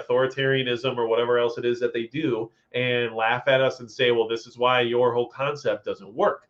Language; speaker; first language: English; native; English